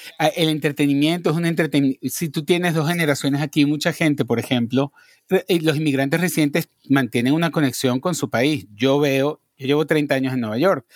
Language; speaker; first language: Spanish; native; Spanish